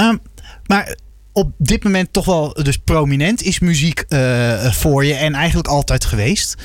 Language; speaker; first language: Dutch; native; Dutch